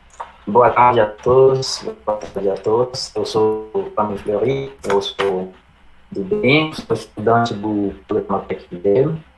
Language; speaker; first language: Portuguese; non-native, fluent; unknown